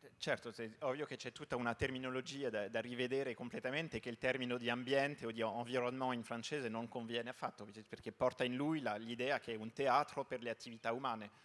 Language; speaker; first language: Italian; early bilingual, heritage; Italian